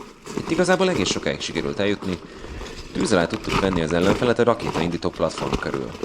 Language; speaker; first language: Hungarian; native; Hungarian